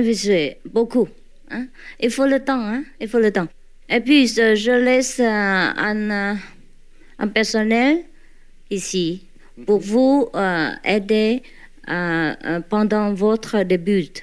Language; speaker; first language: French; non-native, learner; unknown